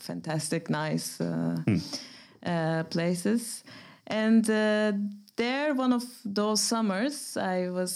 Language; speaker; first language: English; non-native, fluent; Turkish